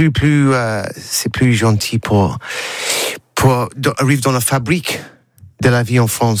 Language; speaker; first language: French; non-native, learner; English